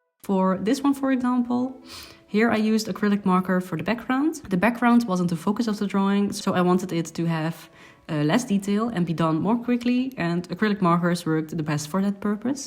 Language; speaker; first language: English; non-native, fluent; Dutch